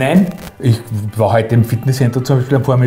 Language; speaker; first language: German; native; German